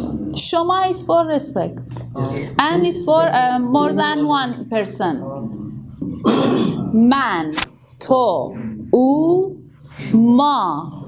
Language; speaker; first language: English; non-native, learner; Persian